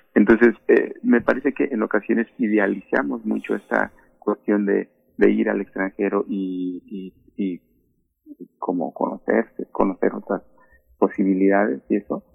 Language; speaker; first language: Spanish; native; Spanish